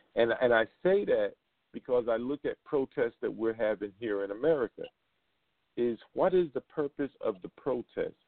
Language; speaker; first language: English; native; English